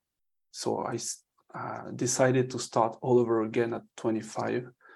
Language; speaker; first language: English; non-native, fluent; French